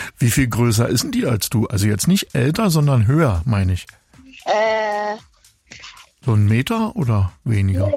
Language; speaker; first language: German; native; German